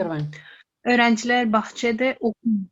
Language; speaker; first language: Turkish; non-native, learner; Urdu